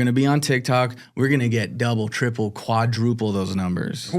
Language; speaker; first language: English; native; English